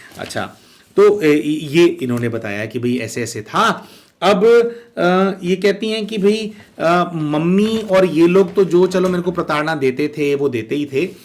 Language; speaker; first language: Hindi; native; Hindi